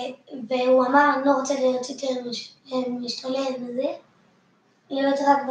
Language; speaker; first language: Hebrew; early bilingual, other home language; French